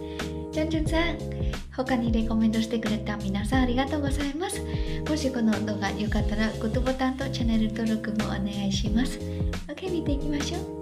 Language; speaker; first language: Japanese; non-native, learner; Khmer